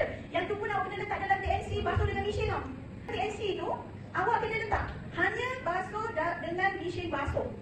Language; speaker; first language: Malay; native; Malay